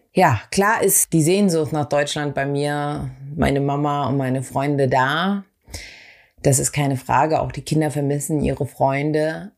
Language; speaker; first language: German; early bilingual, other home language; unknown